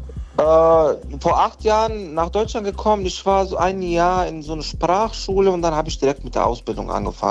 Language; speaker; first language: German; non-native, fluent; Bosnian